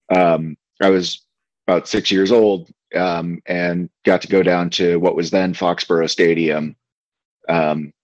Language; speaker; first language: English; native; English